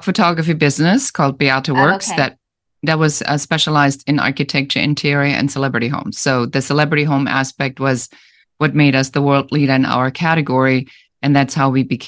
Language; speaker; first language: English; non-native, fluent; German